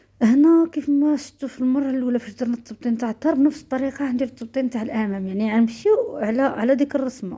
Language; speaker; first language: Arabic; native; Arabic